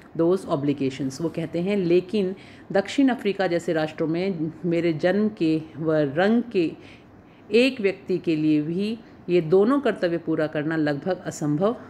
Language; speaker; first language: Hindi; native; Hindi